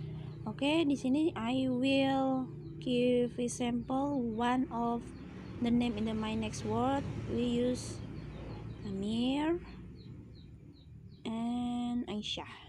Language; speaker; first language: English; non-native, fluent; Indonesian